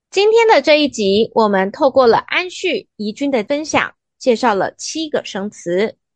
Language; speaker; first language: Chinese; native; Chinese